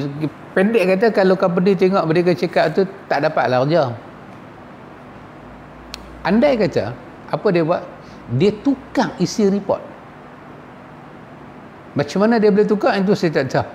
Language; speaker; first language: Malay; native; Malay